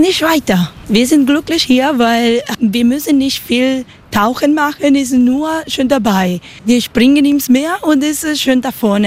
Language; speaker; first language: German; non-native, learner; Spanish